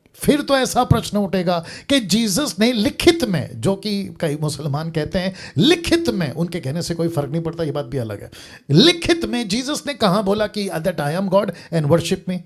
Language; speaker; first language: Hindi; native; Hindi